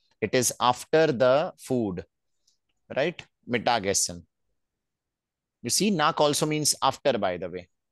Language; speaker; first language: English; non-native, local second language; Hindi